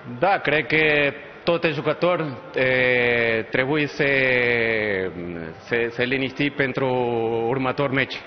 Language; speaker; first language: Romanian; non-native, learner; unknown